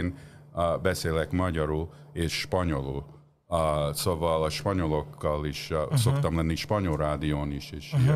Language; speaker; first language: Hungarian; early bilingual, heritage; Hungarian